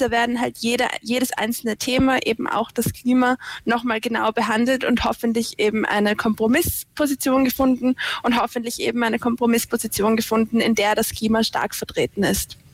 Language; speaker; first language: German; native; German